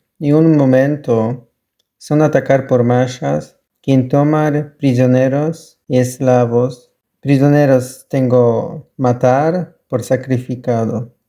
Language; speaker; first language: Spanish; non-native, learner; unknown